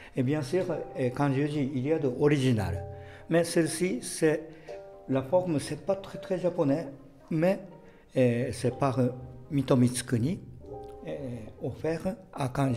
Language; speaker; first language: French; non-native, fluent; Japanese